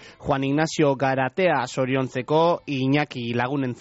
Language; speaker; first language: Basque; native; Basque